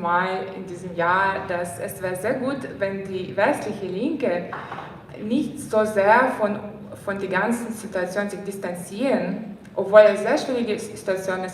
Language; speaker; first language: German; non-native, fluent; Ukrainian